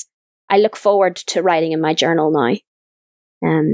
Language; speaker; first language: English; native; English